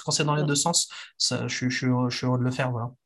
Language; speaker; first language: French; native; French